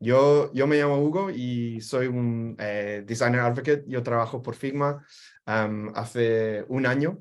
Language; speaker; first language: Spanish; non-native, fluent; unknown